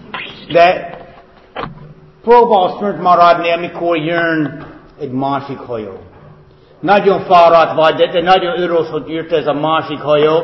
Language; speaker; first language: Hungarian; non-native, fluent; English